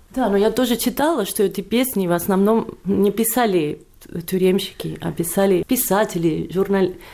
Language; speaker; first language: Russian; non-native, fluent; Catalan